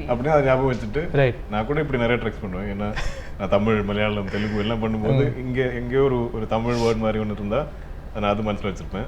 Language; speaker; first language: Tamil; non-native, local second language; Malayalam